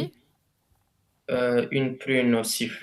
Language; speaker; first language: French; non-native, learner; Romanian